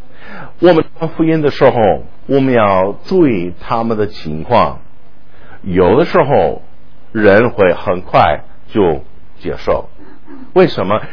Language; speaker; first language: Chinese; non-native, fluent; English